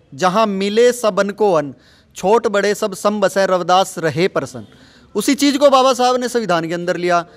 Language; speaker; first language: Hindi; native; Hindi